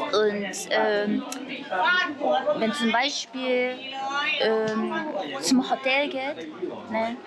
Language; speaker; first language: German; non-native, learner; Japanese